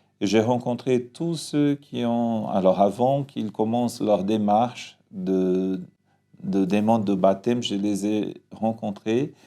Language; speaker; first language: French; non-native, fluent; Portuguese